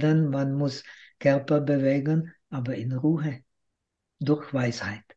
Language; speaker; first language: German; non-native, fluent; Czech